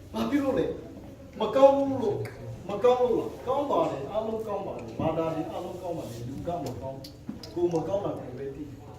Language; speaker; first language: Burmese; non-native, local second language; Lahu